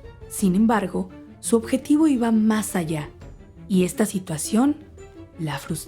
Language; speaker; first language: Spanish; native; Spanish